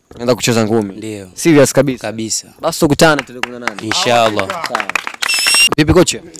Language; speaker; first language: Swahili; native; Swahili